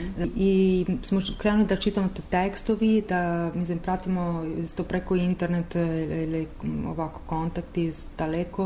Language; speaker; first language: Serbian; non-native, learner; Italian